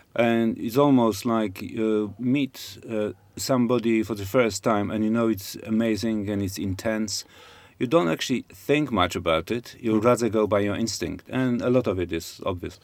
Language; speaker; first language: English; non-native, fluent; Polish